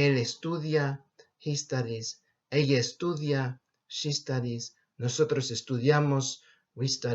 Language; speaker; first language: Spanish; non-native, fluent; English